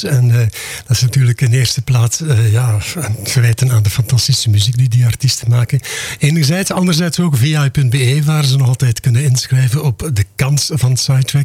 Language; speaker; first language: Dutch; native; Dutch